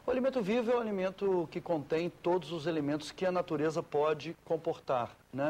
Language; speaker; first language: Portuguese; native; Portuguese